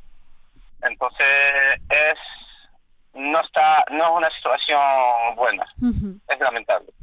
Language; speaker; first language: Spanish; non-native, fluent; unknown